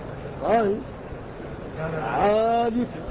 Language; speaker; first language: Arabic; native; Arabic